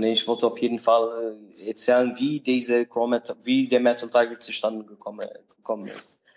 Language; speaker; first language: German; non-native, learner; Portuguese